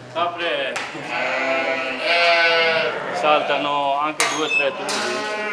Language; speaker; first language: Italian; non-native, learner; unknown